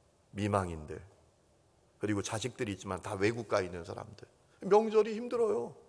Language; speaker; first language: Korean; native; Korean